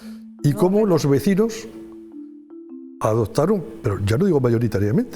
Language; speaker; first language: Spanish; native; Spanish